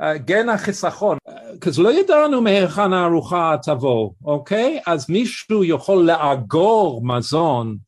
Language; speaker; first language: Hebrew; non-native, fluent; English